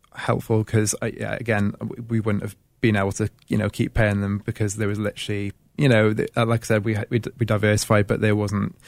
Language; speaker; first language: English; native; English